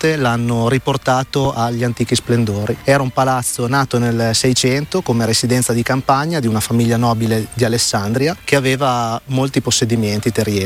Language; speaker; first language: Italian; native; Italian